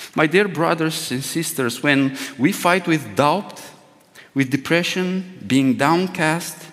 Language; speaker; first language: English; non-native, fluent; Romanian